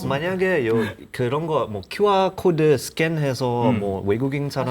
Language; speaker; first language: Korean; non-native, learner; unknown